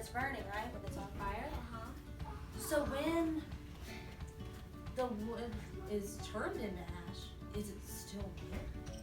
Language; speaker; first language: English; native; English